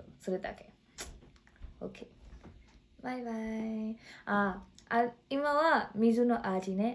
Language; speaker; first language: Japanese; non-native, learner; Nepali